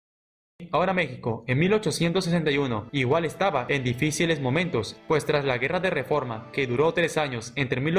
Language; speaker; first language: Spanish; native; Spanish